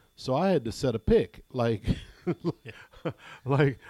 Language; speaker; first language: English; native; English